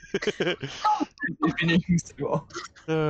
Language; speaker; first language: French; native; French